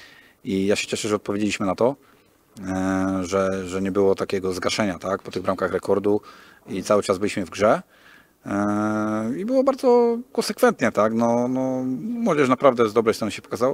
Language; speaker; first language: Polish; native; Polish